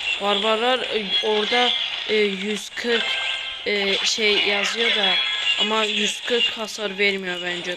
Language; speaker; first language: Turkish; native; Turkish